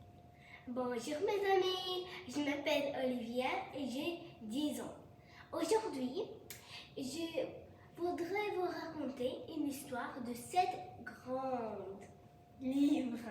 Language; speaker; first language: French; non-native, learner; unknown